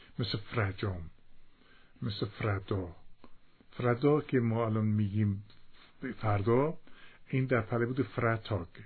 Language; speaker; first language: Persian; native; Persian